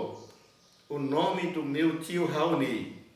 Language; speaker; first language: Portuguese; non-native, local second language; Yanomámi